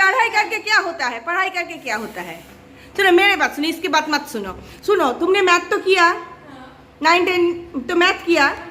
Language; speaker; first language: Hindi; non-native, local second language; Bangla